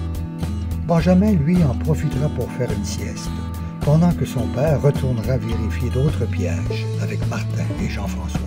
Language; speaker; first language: French; native; French